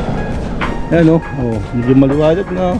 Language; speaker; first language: Filipino; non-native, local second language; Pangasinan